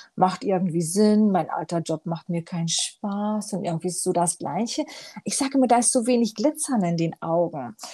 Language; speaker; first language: German; early bilingual, other home language; Romanian